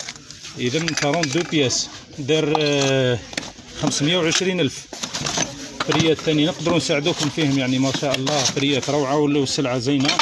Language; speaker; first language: Arabic; native; Arabic